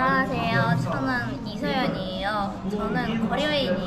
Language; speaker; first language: Korean; non-native, learner; Russian